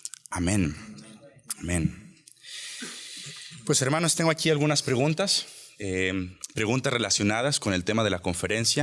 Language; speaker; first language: Spanish; native; Spanish